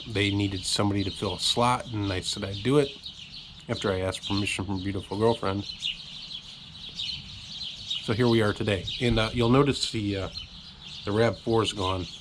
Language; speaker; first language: English; native; English